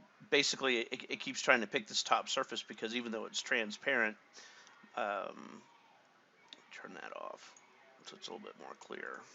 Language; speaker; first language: English; native; English